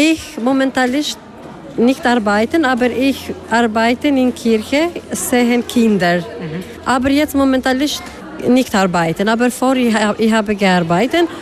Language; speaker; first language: German; non-native, learner; Albanian